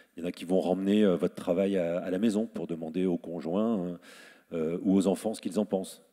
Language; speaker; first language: French; native; French